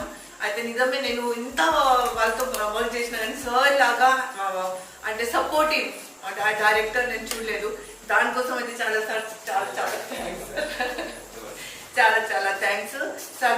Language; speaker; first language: Telugu; non-native, fluent; Bangla